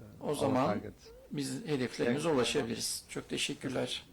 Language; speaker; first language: Turkish; non-native, learner; Portuguese